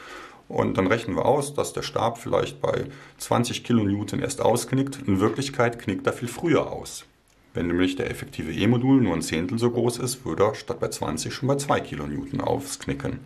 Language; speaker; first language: German; native; German